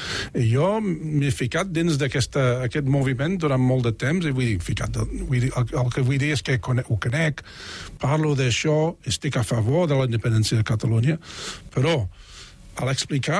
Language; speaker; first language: Catalan; non-native, fluent; English